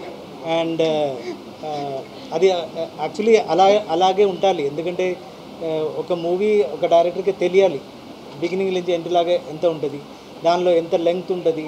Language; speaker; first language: Telugu; non-native, fluent; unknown